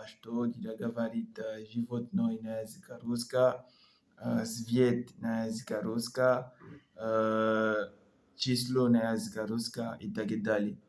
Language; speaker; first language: Russian; non-native, learner; French